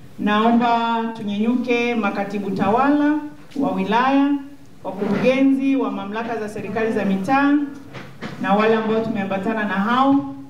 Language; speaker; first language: Swahili; native; Swahili